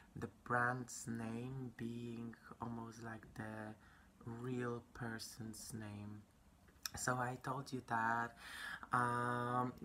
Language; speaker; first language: English; non-native, fluent; Polish